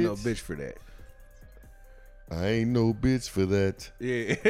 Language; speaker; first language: English; native; English